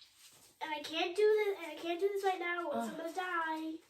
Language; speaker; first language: English; native; English